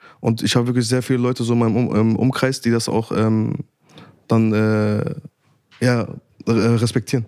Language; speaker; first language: German; early bilingual, other home language; Turkish